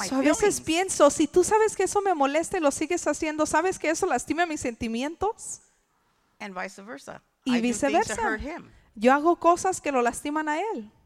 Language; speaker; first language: Spanish; early bilingual, heritage; English